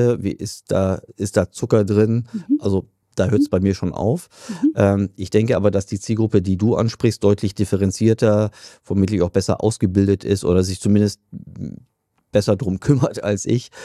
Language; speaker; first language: German; native; German